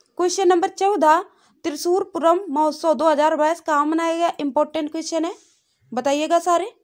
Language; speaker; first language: Hindi; native; Hindi